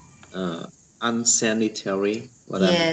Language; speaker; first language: English; non-native, learner; Vietnamese